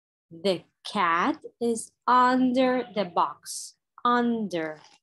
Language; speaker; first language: English; non-native, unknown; Ukrainian